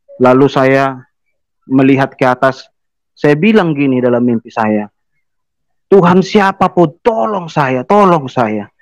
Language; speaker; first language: Indonesian; native; Indonesian